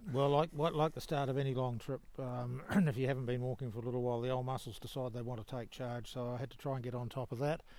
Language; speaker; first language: English; native; English